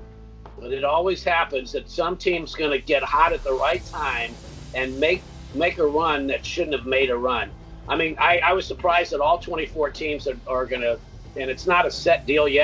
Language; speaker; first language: English; native; English